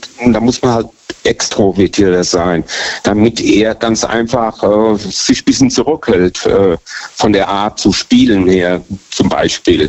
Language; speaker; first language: German; native; German